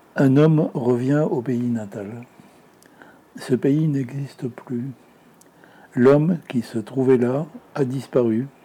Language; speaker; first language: French; native; French